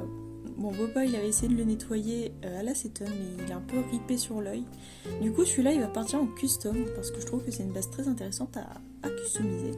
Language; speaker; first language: French; native; French